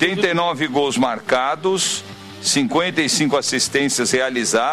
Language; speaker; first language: Portuguese; native; Portuguese